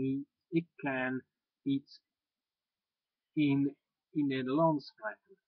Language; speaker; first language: Dutch; non-native, learner; English